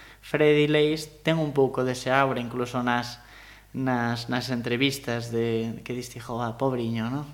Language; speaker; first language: Galician; native; Galician